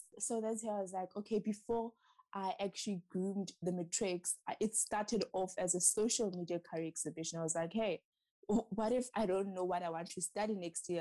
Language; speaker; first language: English; non-native, local second language; Southern Sotho